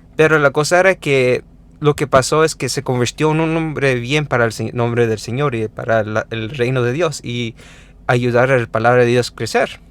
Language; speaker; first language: Spanish; early bilingual, heritage; Spanish